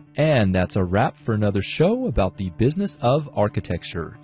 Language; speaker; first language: English; native; English